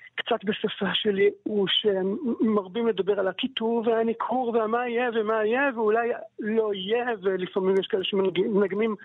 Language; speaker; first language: Hebrew; native; Hebrew